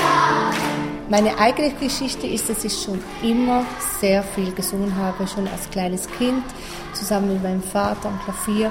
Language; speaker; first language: German; native; German